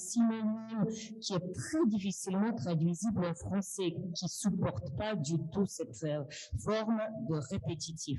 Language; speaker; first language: French; non-native, fluent; Russian